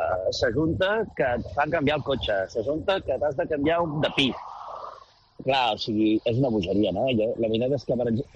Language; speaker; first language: Catalan; native; Catalan